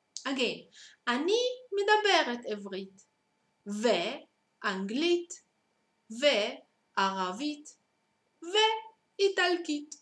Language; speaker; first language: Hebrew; non-native, fluent; Arabic